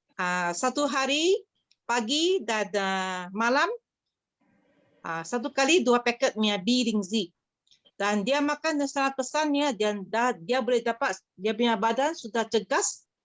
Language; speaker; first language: Malay; non-native, local second language; Chinese